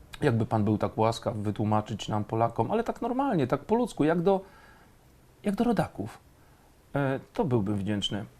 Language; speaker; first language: Polish; native; Polish